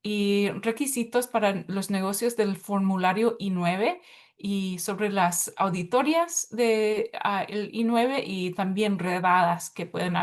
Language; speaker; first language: Spanish; early bilingual, heritage; Spanish